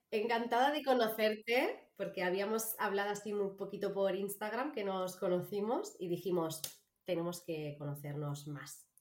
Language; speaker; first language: Spanish; native; Spanish